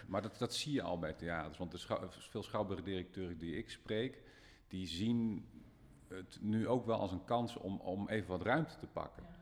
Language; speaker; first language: Dutch; native; Dutch